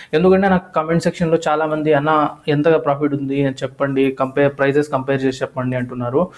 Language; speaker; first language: Telugu; non-native, local second language; Urdu